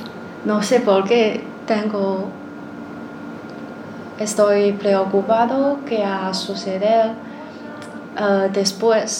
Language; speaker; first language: Spanish; non-native, learner; Chinese